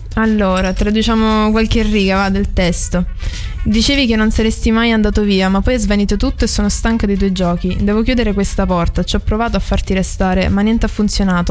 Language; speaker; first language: Italian; native; Italian